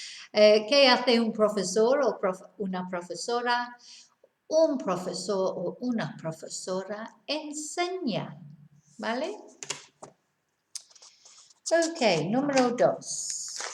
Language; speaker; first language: Spanish; non-native, fluent; English